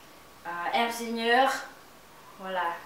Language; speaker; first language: French; non-native, learner; Lao